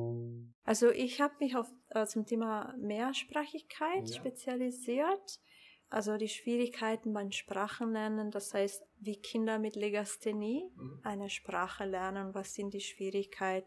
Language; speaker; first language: German; non-native, local second language; Italian